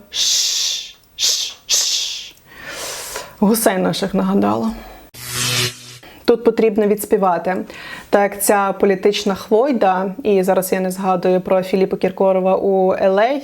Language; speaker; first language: Ukrainian; native; Ukrainian